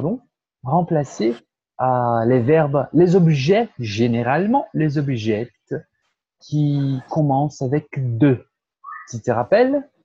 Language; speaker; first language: French; non-native, fluent; Portuguese